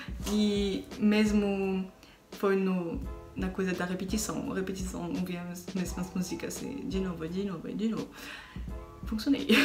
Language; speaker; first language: Portuguese; non-native, learner; French